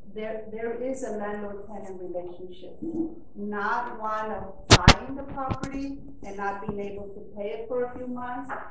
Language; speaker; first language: English; early bilingual, other home language; Spanish